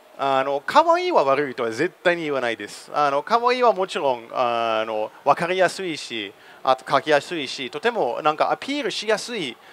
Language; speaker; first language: Japanese; non-native, fluent; English